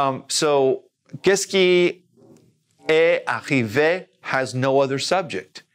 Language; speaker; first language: French; non-native, fluent; English